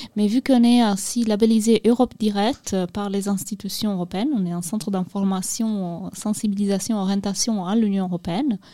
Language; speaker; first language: French; non-native, fluent; Italian